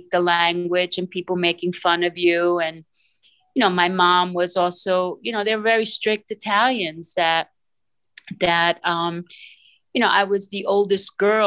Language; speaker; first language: English; early bilingual, other home language; Italian